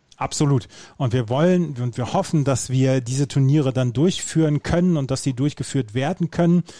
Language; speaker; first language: German; native; German